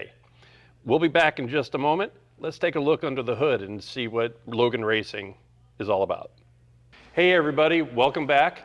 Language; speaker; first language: English; native; English